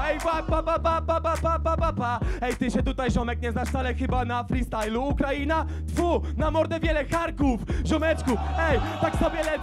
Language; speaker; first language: Polish; native; Polish